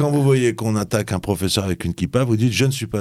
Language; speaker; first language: French; native; French